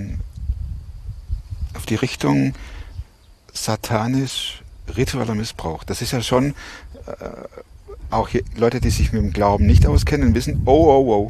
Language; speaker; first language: German; native; German